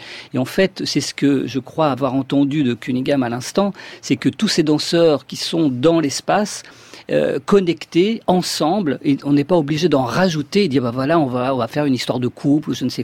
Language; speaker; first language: French; native; French